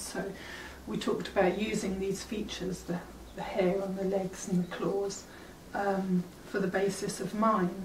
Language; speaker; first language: English; native; English